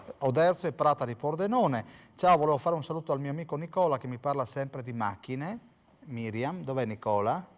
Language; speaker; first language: Italian; native; Italian